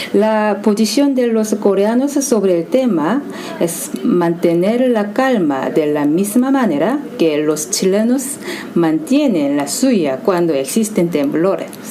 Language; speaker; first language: Spanish; non-native, fluent; Korean